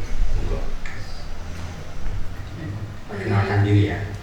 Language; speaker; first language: Indonesian; native; Indonesian